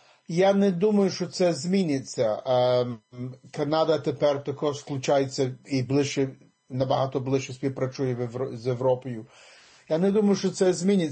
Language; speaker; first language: Ukrainian; early bilingual, heritage; English